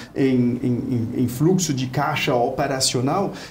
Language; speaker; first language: Portuguese; non-native, fluent; German